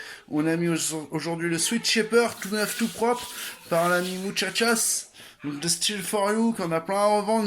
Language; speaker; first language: French; native; French